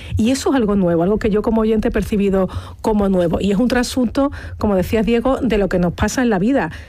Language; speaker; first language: Spanish; native; Spanish